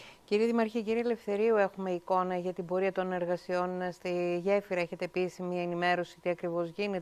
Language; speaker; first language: Greek; native; Greek